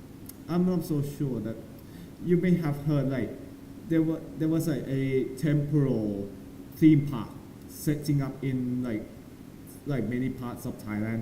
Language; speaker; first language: English; non-native, learner; Thai